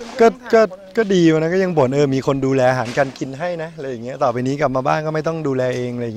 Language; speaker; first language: Thai; native; Thai